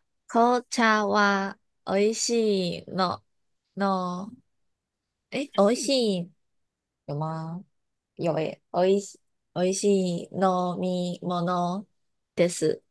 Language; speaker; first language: Japanese; non-native, learner; Chinese